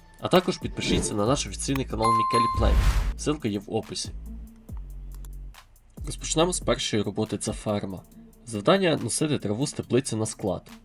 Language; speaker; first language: Ukrainian; native; Ukrainian